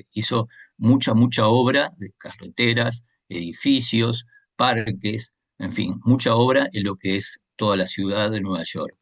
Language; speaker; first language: Spanish; native; Spanish